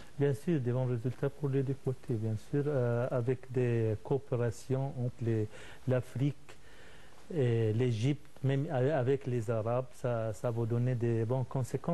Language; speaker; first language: French; non-native, fluent; Arabic